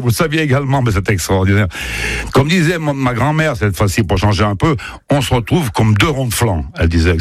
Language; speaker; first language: French; native; French